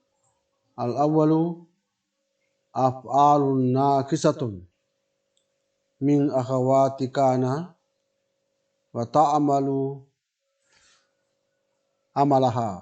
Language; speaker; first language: Arabic; non-native, fluent; Indonesian